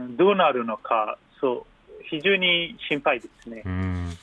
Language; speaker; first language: Japanese; non-native, fluent; Persian